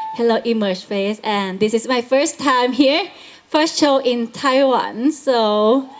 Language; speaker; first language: English; non-native, learner; Thai